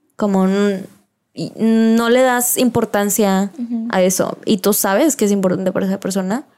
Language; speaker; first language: Spanish; early bilingual, heritage; Spanish